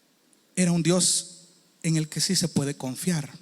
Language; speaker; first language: Spanish; native; Spanish